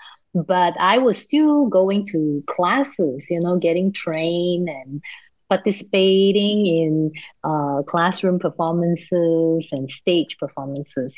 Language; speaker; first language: English; non-native, local second language; Cantonese